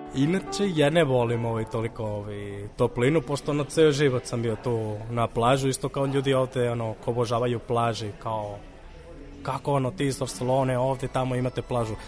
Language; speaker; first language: Serbian; non-native, fluent; Catalan